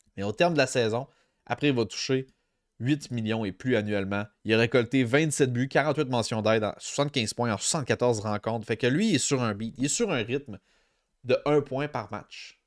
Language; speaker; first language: French; native; French